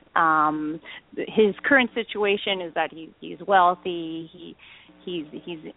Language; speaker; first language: English; native; English